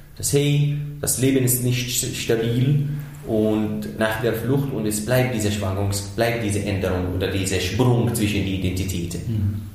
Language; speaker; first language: German; non-native, fluent; Arabic